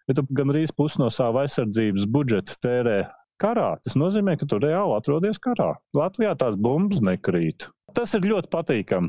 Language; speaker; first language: Latvian; native; Latvian